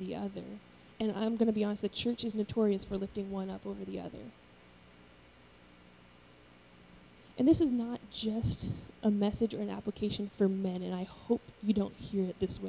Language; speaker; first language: English; native; English